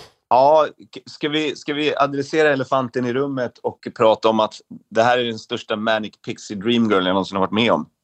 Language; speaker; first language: Swedish; native; Swedish